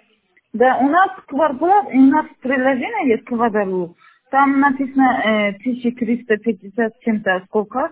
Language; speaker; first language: Russian; non-native, learner; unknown